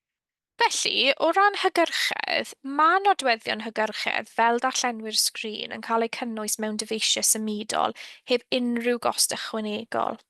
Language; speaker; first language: Welsh; native; Welsh